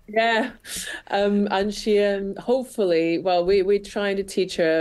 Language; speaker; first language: English; non-native, fluent; Portuguese